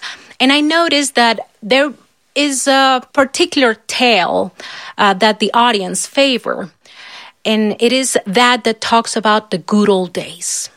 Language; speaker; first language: English; non-native, fluent; Spanish